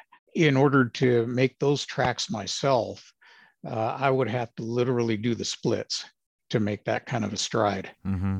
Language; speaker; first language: English; native; English